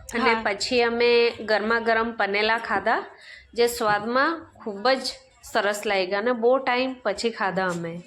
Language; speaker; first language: Gujarati; non-native, local second language; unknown